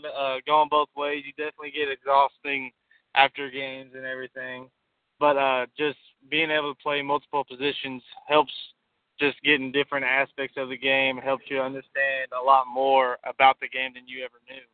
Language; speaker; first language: English; native; English